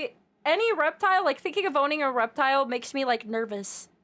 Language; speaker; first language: English; native; English